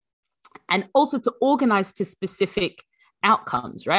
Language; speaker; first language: English; native; English